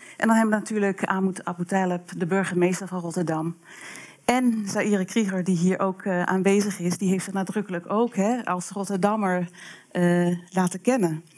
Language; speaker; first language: Dutch; native; Dutch